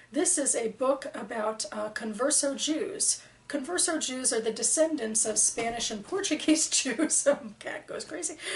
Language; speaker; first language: English; native; English